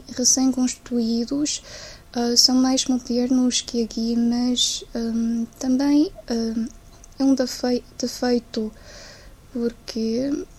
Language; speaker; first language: Portuguese; non-native, fluent; Chinese